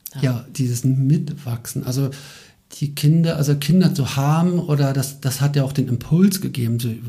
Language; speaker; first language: German; native; German